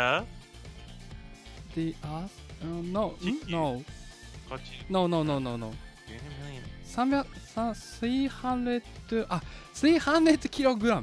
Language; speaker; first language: English; non-native, learner; Japanese